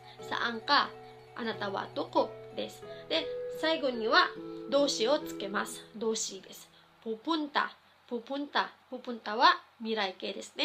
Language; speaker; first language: Japanese; non-native, fluent; Filipino